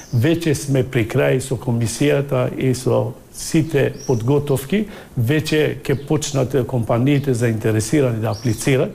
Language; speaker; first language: Macedonian; non-native, local second language; Albanian